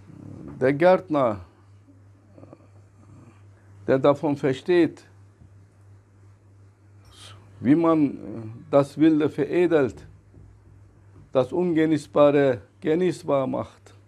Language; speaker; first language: German; non-native, fluent; Turkish